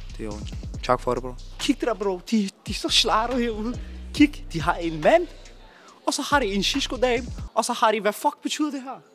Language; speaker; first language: Danish; early bilingual, other home language; Turkish